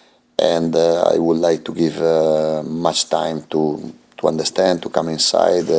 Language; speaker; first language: English; non-native, fluent; Italian